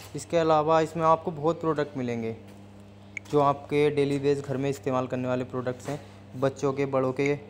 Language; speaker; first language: Hindi; native; Hindi